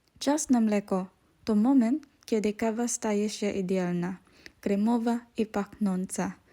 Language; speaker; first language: Polish; non-native, learner; Filipino